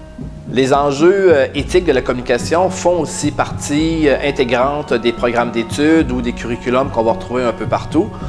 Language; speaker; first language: French; native; French